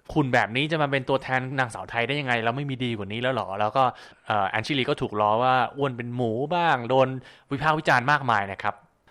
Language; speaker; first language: Thai; native; Thai